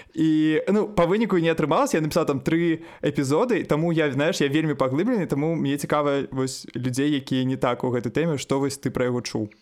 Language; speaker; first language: Belarusian; native; Belarusian